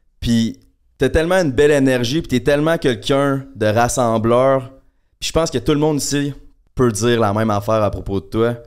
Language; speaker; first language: French; native; French